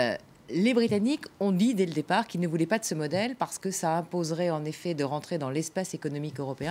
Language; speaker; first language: French; native; French